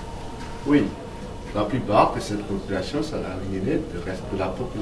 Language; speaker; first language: French; non-native, learner; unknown